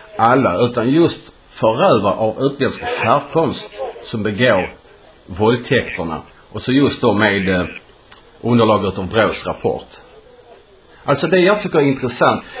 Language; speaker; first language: Swedish; non-native, fluent; Polish